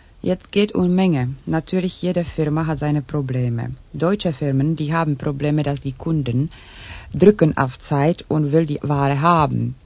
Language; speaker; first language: German; non-native, learner; Czech